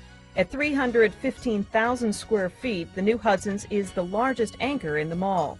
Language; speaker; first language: English; native; English